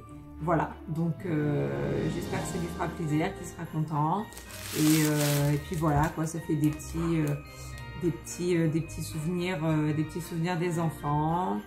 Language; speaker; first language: French; native; French